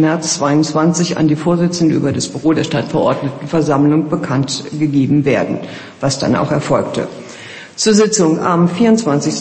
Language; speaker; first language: German; native; German